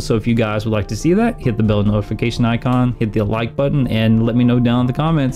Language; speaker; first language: English; native; English